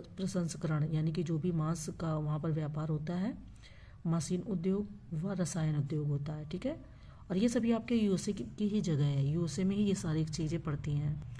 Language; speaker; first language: Hindi; native; Hindi